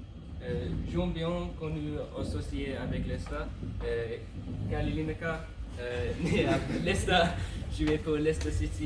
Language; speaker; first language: French; non-native, learner; English